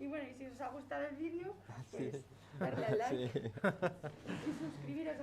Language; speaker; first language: Spanish; native; Spanish